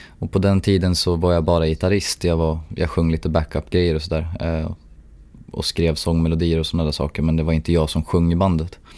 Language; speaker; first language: Swedish; native; Swedish